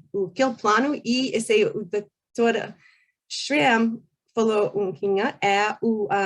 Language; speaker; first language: Portuguese; early bilingual, heritage; Portuguese